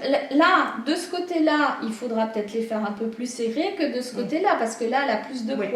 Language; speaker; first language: French; native; French